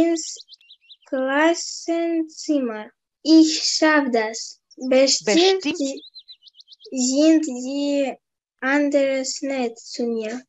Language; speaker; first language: German; non-native, learner; Russian